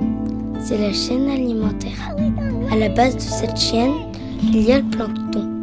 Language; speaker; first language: French; native; French